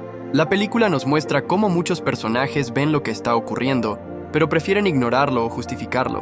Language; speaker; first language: Spanish; native; Spanish